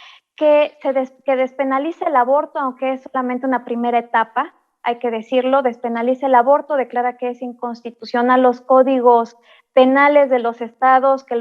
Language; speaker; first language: Spanish; native; Spanish